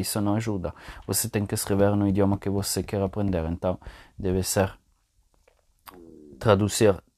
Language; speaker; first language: Portuguese; non-native, fluent; Italian